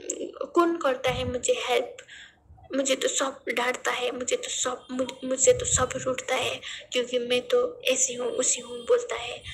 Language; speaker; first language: Hindi; non-native, learner; Nepali